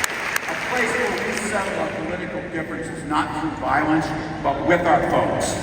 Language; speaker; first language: English; native; English